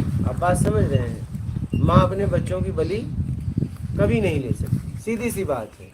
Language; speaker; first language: Hindi; native; Hindi